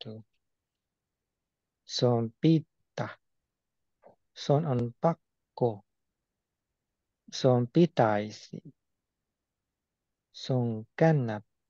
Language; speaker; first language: Finnish; non-native, learner; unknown